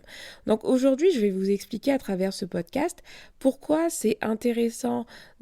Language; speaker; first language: French; native; French